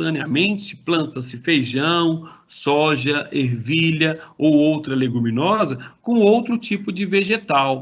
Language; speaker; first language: Portuguese; native; Portuguese